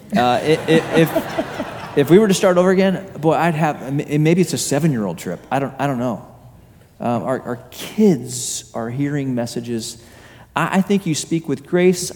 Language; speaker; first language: English; native; English